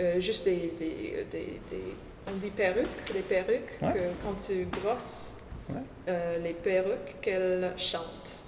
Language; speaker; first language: French; non-native, local second language; English